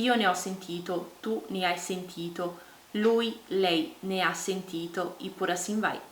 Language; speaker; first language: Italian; non-native, fluent; Portuguese